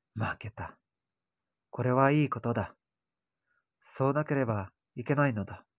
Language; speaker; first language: Japanese; non-native, learner; Indonesian